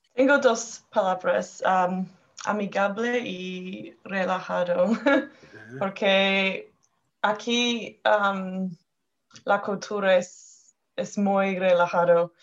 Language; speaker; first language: Spanish; non-native, learner; English